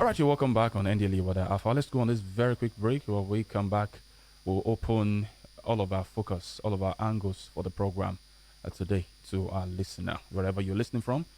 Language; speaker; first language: English; non-native, local second language; Yoruba